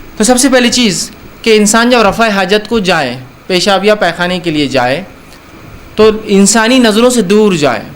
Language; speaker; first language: Urdu; native; Urdu